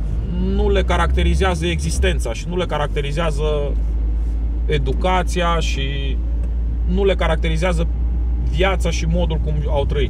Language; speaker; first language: Romanian; native; Romanian